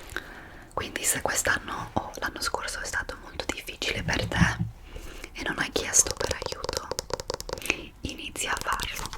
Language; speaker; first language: Italian; non-native, fluent; English